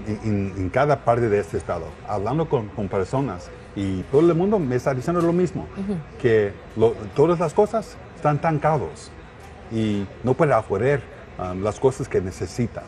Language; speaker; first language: Spanish; non-native, learner; English